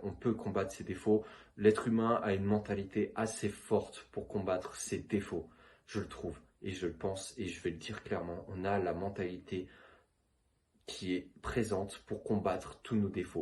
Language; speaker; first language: French; native; French